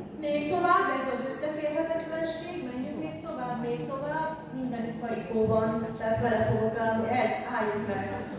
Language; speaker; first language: Hungarian; native; Hungarian